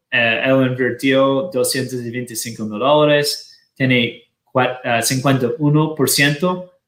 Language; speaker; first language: Spanish; non-native, fluent; Portuguese